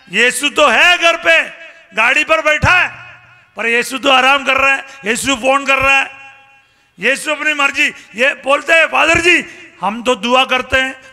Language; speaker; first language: Hindi; non-native, fluent; Malayalam